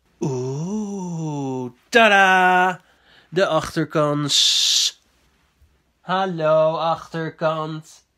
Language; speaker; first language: Dutch; native; Dutch